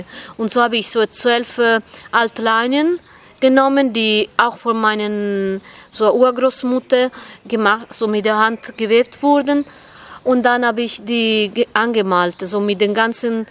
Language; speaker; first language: German; non-native, fluent; Italian